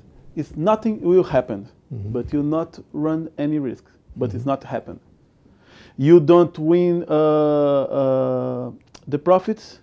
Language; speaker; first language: English; non-native, learner; Portuguese